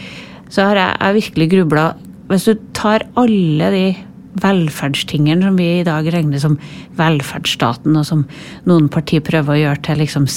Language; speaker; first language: Norwegian; native; Norwegian